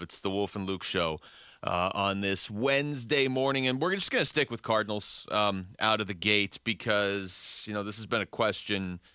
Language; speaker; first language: English; native; English